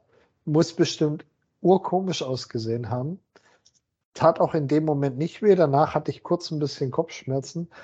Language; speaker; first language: German; native; German